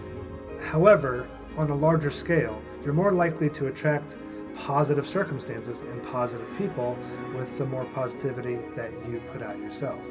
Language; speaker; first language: English; native; English